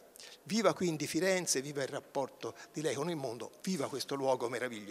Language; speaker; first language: Italian; native; Italian